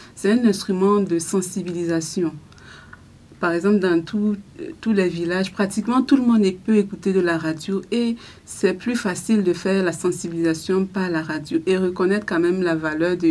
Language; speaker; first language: French; non-native, local second language; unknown